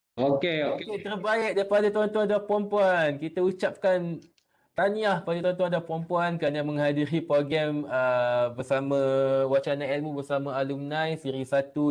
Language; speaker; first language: Malay; native; Malay